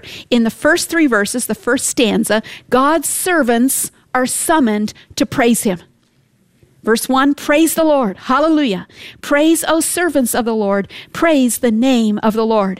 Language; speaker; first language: English; native; English